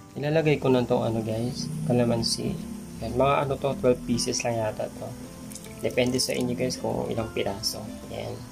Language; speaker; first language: Filipino; non-native, local second language; Cebuano